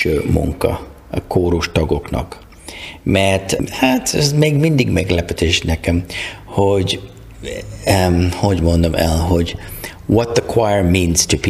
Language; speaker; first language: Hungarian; non-native, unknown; English